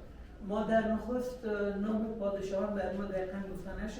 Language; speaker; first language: Persian; native; Persian